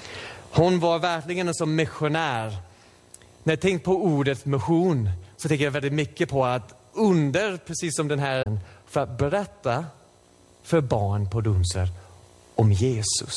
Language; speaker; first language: Swedish; non-native, fluent; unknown